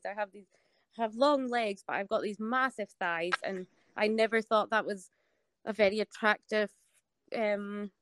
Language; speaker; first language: English; native; English